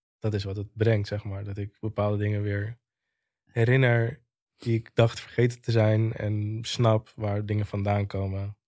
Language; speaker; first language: Dutch; early bilingual, other home language; Turkish